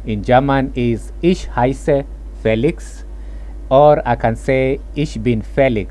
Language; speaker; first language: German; non-native, fluent; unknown